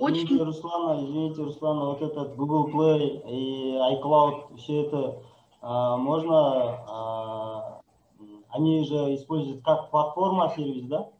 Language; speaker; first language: Russian; non-native, local second language; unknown